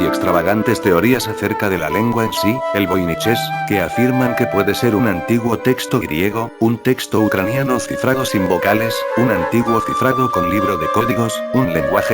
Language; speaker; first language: Spanish; native; Spanish